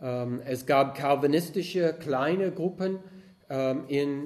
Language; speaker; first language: German; non-native, fluent; English